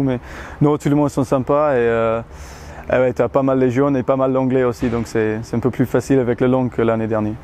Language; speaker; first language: French; non-native, learner; English